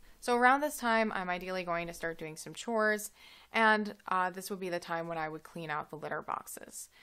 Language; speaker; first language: English; native; English